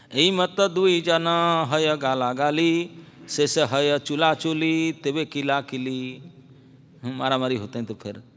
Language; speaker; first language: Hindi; non-native, local second language; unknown